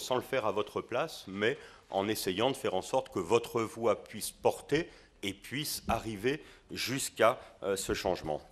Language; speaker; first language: French; native; French